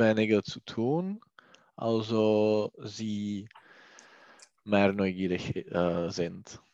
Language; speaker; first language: German; non-native, learner; Czech